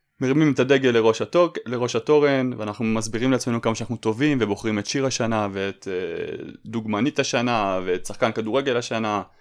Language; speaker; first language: Hebrew; native; Hebrew